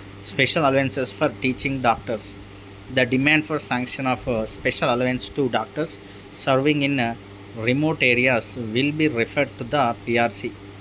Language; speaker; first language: English; non-native, local second language; Telugu